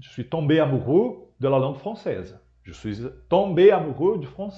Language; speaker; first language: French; non-native, fluent; Portuguese